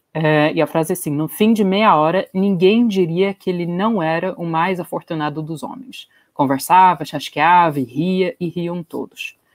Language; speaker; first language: Portuguese; non-native, fluent; English